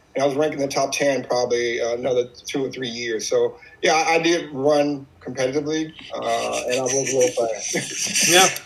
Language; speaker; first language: English; native; English